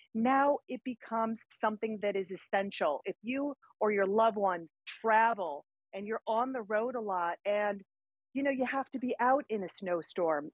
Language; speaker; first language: English; native; English